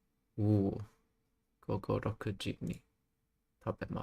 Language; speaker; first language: Japanese; non-native, learner; English